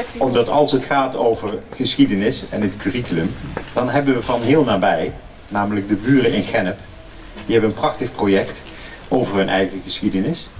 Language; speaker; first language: Dutch; native; Dutch